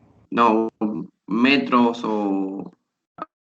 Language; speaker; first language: Spanish; native; Spanish